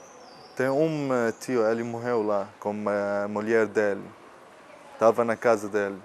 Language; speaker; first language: Portuguese; non-native, learner; Arabic